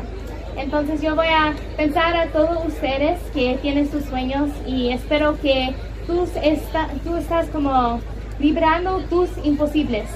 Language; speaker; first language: Spanish; non-native, learner; English